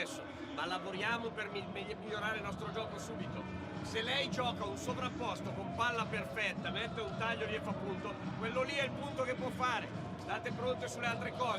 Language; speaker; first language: Italian; native; Italian